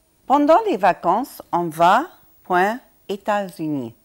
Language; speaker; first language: French; non-native, fluent; Arabic